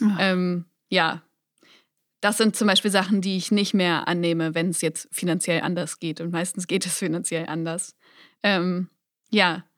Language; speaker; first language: German; native; German